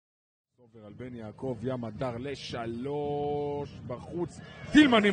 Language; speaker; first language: Hebrew; native; Hebrew